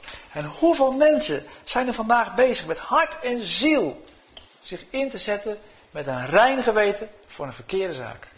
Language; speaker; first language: Dutch; native; Dutch